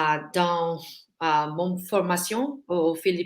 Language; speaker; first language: French; non-native, learner; Filipino